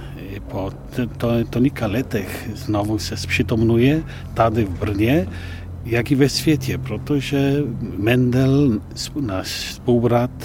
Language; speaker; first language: Czech; non-native, fluent; Polish